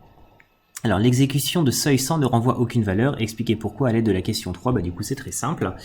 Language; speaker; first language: French; native; French